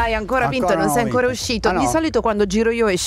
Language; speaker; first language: Italian; native; Italian